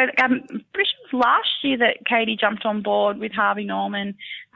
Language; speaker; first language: English; native; English